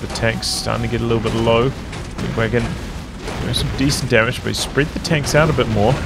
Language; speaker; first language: English; native; English